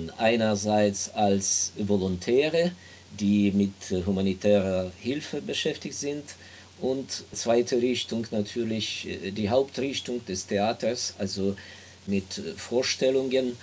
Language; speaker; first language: German; non-native, fluent; Ukrainian